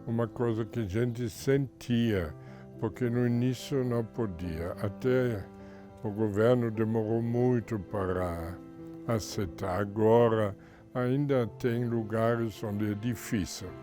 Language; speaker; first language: Portuguese; non-native, fluent; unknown